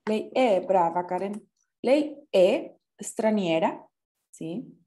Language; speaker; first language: Italian; non-native, fluent; Spanish